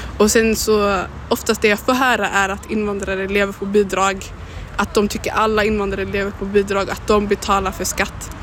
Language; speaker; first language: Swedish; early bilingual, other home language; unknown